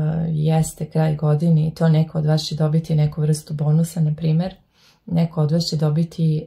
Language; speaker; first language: Serbian; native; Serbian